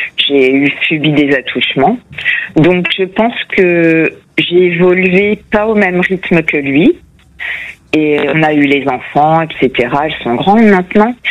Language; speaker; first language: French; non-native, fluent; Portuguese